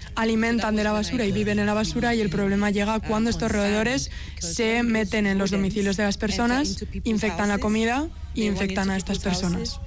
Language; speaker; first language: Spanish; non-native, fluent; English